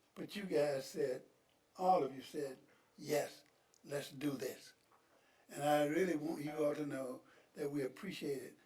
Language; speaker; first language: English; native; English